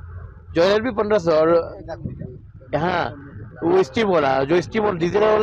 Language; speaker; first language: Hindi; non-native, learner; Bangla